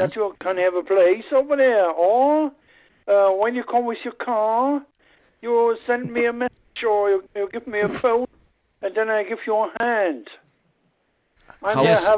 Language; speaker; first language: English; non-native, learner; Luxembourgish